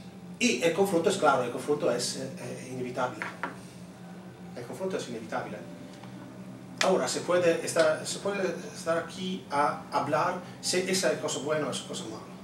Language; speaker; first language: Spanish; non-native, fluent; Italian